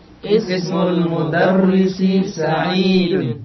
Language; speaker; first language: Arabic; non-native, learner; Indonesian